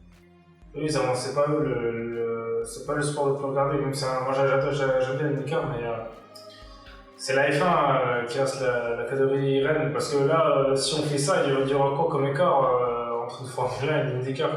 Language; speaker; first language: French; native; French